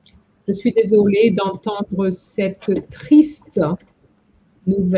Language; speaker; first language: French; non-native, fluent; English